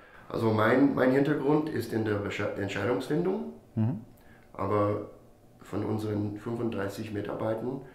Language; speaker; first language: German; non-native, fluent; English